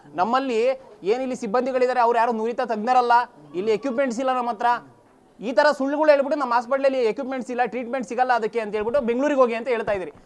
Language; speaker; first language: Kannada; native; Kannada